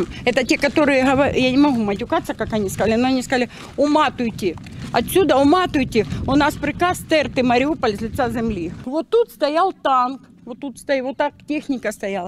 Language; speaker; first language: Russian; native; Russian